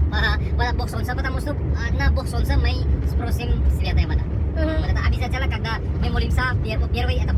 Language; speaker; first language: Russian; non-native, learner; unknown